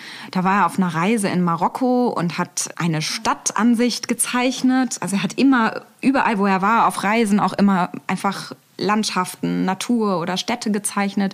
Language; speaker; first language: German; native; German